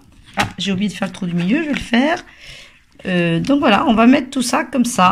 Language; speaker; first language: French; native; French